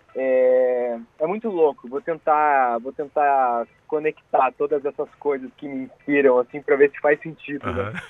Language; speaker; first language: Portuguese; native; Portuguese